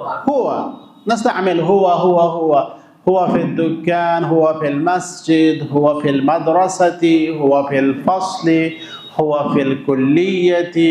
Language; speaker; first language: Arabic; non-native, fluent; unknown